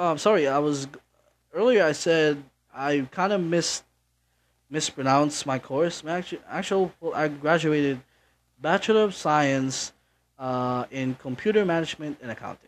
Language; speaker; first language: English; non-native, local second language; Bikol